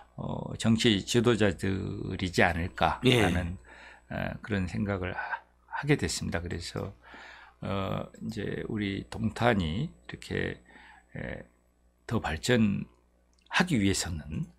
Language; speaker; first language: Korean; native; Korean